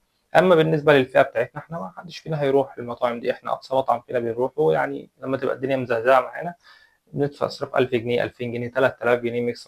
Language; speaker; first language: Arabic; native; Arabic